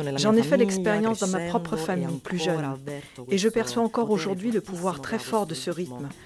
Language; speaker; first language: French; non-native, fluent; Sicilian